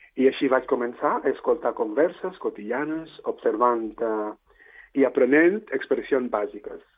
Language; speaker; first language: Catalan; non-native, fluent; Wolof